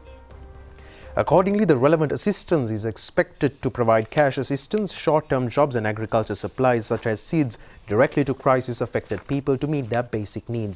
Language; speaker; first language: English; non-native, local second language; Sinhala